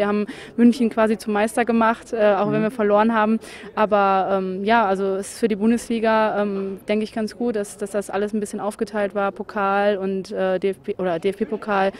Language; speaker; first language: German; native; German